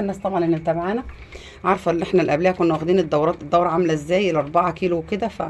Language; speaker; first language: Arabic; native; Arabic